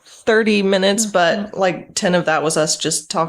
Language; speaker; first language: English; native; English